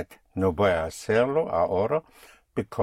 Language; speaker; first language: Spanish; non-native, fluent; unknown